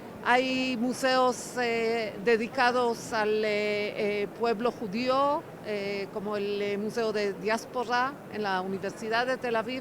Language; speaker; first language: Spanish; non-native, fluent; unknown